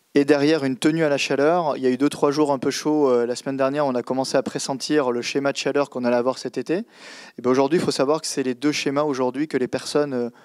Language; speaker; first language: French; native; French